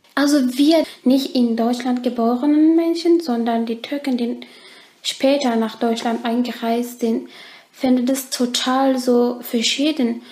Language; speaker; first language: German; non-native, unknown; Turkish